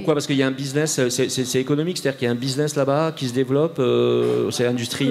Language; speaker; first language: French; native; French